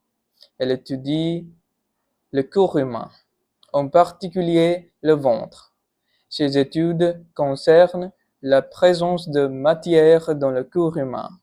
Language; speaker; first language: French; non-native, learner; Punjabi